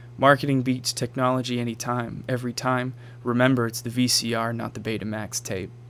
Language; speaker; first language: English; native; English